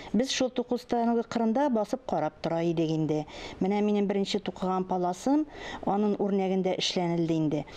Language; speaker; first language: Tatar; native; Tatar